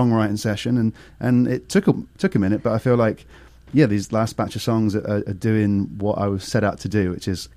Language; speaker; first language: English; native; English